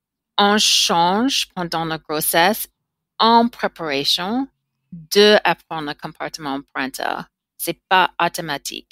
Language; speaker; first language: French; non-native, learner; English